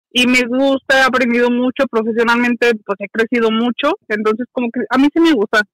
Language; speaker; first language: Spanish; native; Spanish